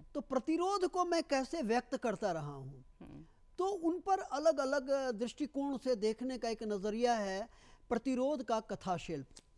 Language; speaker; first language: Hindi; native; Hindi